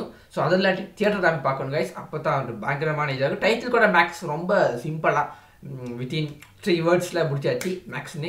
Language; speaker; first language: Tamil; early bilingual, heritage; Tamil